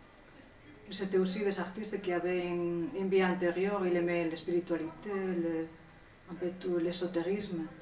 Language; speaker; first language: French; non-native, fluent; Spanish